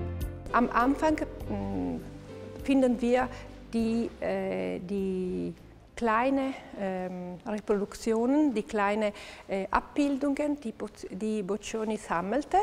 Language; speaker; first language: German; non-native, local second language; Italian